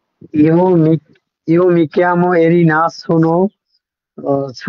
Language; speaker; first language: Italian; non-native, learner; Bangla